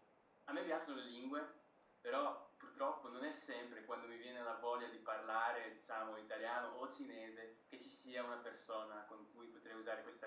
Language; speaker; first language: Italian; non-native, fluent; Slovak